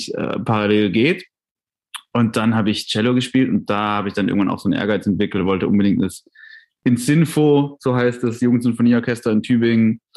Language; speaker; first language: German; native; German